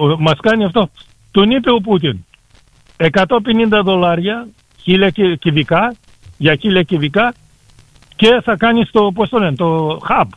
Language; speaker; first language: Greek; early bilingual, heritage; Greek